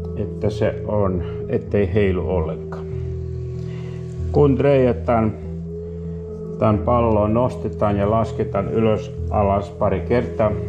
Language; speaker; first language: Finnish; non-native, fluent; Serbian